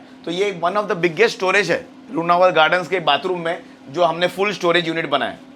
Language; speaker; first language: Hindi; non-native, local second language; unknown